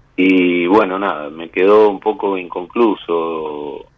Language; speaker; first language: Spanish; native; Spanish